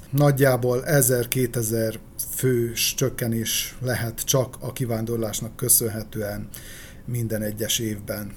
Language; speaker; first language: Hungarian; native; Hungarian